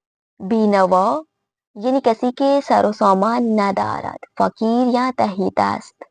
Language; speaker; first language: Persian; non-native, fluent; Urdu